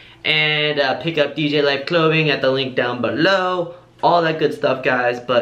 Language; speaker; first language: English; native; English